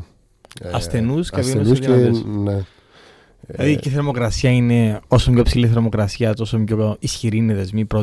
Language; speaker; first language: Greek; native; Greek